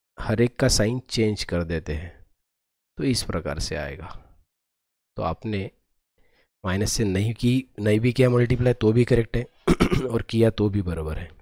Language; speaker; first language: Hindi; non-native, local second language; Marathi